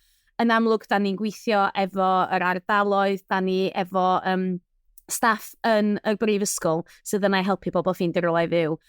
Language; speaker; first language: Welsh; native; Welsh